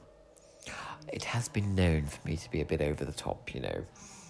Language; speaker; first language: English; native; English